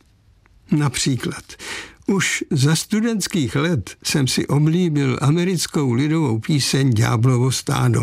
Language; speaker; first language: Czech; native; Czech